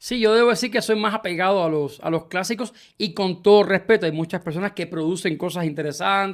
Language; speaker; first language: Spanish; native; Spanish